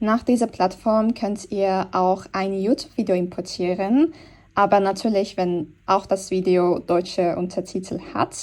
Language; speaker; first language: German; non-native, fluent; Turkish